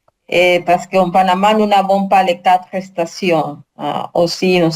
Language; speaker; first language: French; non-native, learner; Spanish